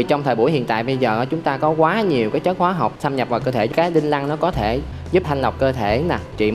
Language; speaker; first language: Vietnamese; native; Vietnamese